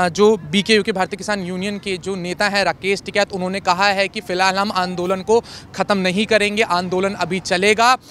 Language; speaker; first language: Hindi; native; Hindi